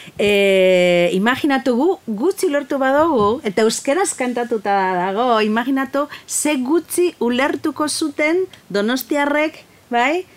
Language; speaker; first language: Basque; native; Basque